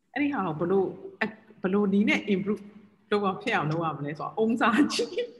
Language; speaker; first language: Burmese; native; Burmese